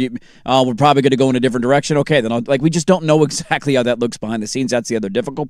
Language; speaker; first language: English; native; English